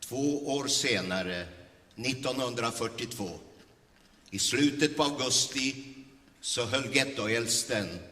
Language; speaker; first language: Swedish; early bilingual, other home language; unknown